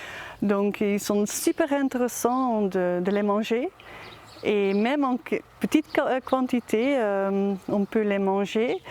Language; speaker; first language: French; non-native, fluent; Dutch